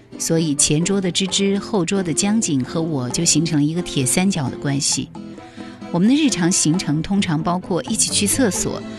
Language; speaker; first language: Chinese; native; Chinese